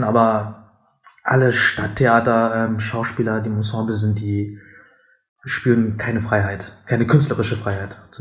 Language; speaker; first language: German; native; German